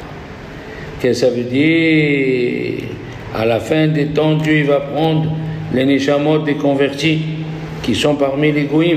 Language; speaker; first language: French; native; French